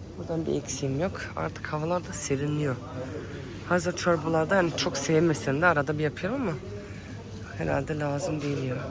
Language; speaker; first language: Turkish; early bilingual, heritage; Turkish